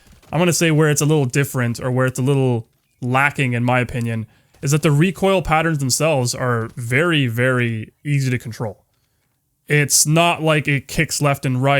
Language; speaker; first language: English; native; English